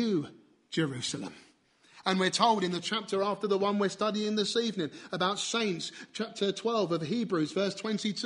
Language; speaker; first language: English; native; English